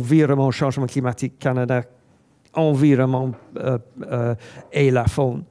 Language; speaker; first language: French; non-native, fluent; English